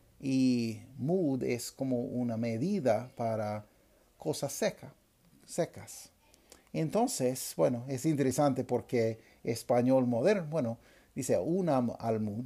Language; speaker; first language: Spanish; non-native, fluent; English